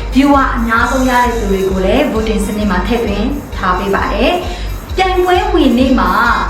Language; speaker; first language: Burmese; non-native, local second language; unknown